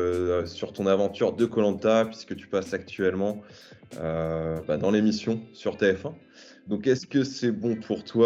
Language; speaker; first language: French; native; French